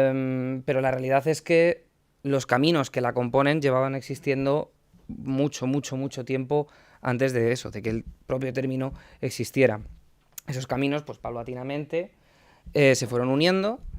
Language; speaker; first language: Spanish; native; Spanish